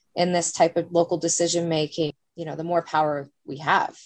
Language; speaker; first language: English; native; English